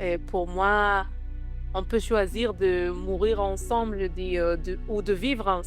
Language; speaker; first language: French; non-native, learner; Hebrew